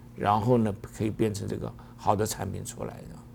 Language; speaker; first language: Chinese; native; Chinese